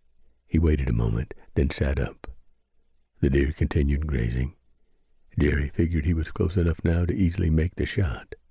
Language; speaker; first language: English; native; English